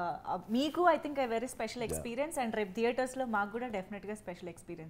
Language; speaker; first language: Telugu; native; Telugu